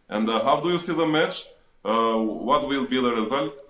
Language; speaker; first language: English; non-native, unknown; Albanian